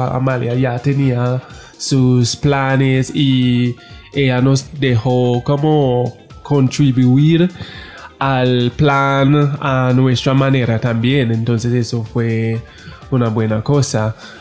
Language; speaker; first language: Spanish; non-native, fluent; English